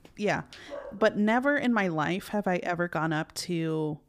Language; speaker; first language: English; early bilingual, other home language; Spanish